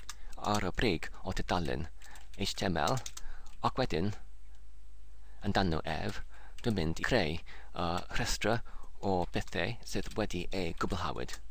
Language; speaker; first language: Welsh; non-native, learner; English